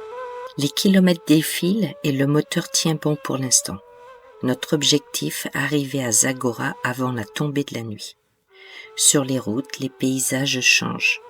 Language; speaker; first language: French; native; French